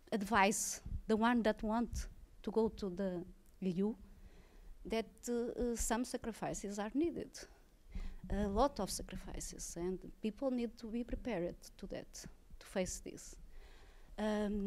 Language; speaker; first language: English; non-native, learner; Portuguese